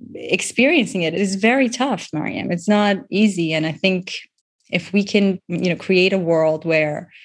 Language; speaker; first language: English; non-native, local second language; Persian